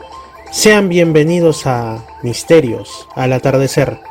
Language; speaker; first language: Spanish; native; Spanish